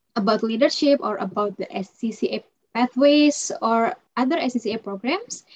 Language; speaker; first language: English; non-native, fluent; Indonesian